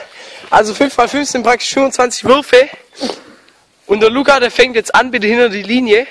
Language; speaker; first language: German; native; German